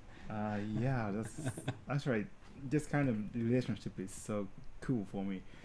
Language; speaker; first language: English; non-native, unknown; Japanese